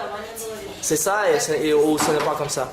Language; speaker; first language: French; non-native, learner; Russian